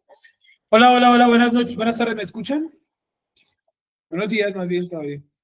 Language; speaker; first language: Spanish; native; Spanish